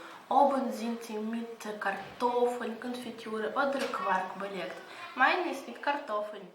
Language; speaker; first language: German; non-native, fluent; Russian